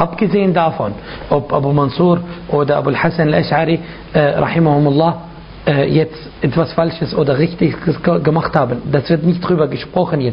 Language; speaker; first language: German; non-native, fluent; Arabic